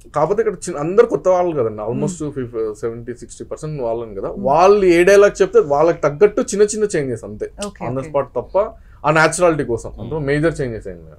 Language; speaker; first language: Telugu; native; Telugu